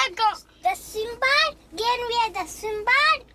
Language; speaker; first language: German; non-native, learner; Tamil